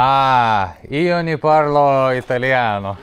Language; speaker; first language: Italian; non-native, learner; Lithuanian